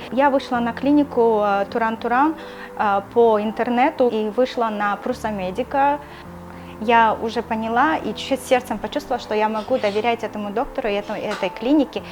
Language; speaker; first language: Russian; non-native, local second language; Kyrgyz